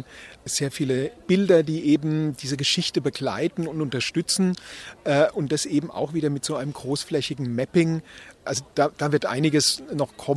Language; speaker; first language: German; native; German